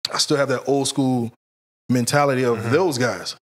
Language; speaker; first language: English; native; English